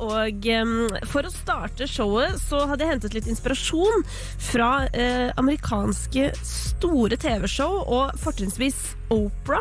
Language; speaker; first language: Norwegian; native; Norwegian